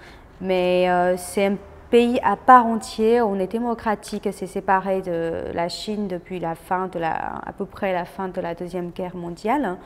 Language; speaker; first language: French; non-native, fluent; Chinese